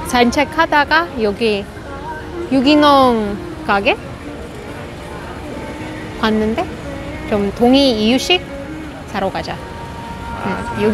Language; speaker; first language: Korean; non-native, fluent; Russian